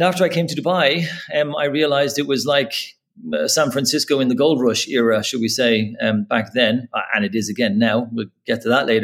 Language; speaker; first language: English; native; English